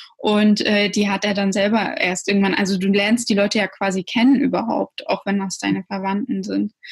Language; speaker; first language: German; early bilingual, other home language; Russian